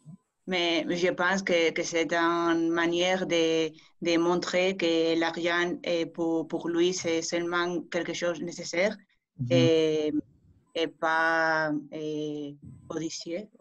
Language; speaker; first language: French; non-native, fluent; Spanish